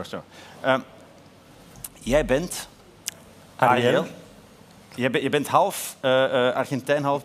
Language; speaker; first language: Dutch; native; Dutch